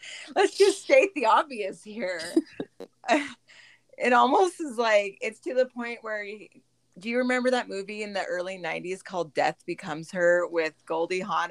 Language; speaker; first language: English; native; English